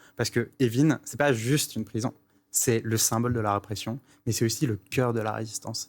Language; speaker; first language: French; native; French